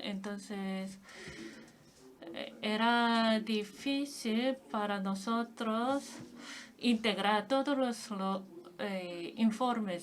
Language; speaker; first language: Spanish; non-native, fluent; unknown